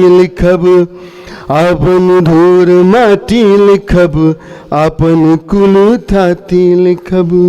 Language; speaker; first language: Hindi; non-native, local second language; Bhojpuri